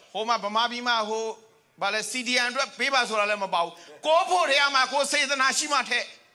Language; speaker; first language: Burmese; native; Burmese